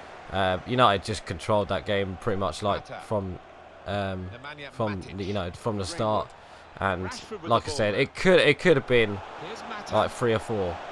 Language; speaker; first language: English; native; English